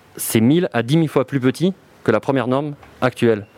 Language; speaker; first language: French; native; French